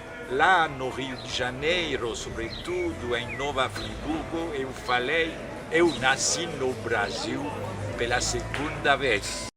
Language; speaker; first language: Portuguese; non-native, fluent; French